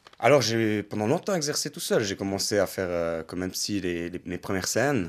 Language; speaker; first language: French; native; French